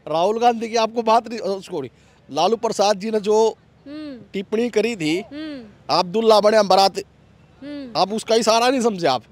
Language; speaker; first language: Hindi; native; Hindi